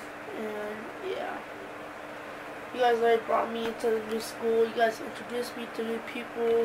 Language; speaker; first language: English; native; English